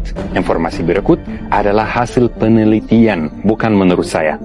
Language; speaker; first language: Indonesian; non-native, fluent; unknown